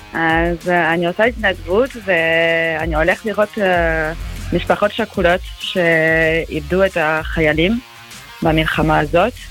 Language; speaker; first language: Hebrew; non-native, fluent; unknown